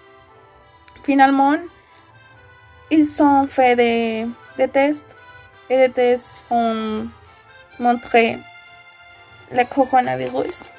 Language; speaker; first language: French; non-native, learner; Spanish